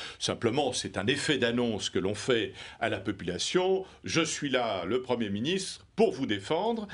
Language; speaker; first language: French; native; French